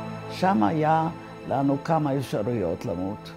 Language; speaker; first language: Hebrew; non-native, fluent; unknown